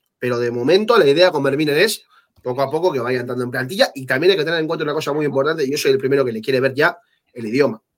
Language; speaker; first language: Spanish; native; Spanish